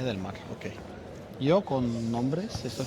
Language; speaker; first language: Spanish; non-native, learner; Turkish